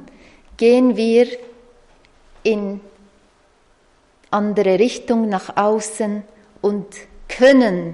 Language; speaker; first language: German; non-native, fluent; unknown